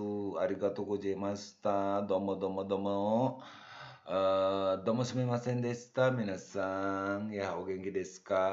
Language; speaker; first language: Japanese; non-native, fluent; Indonesian